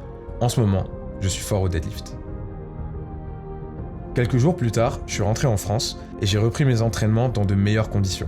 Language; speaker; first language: French; native; French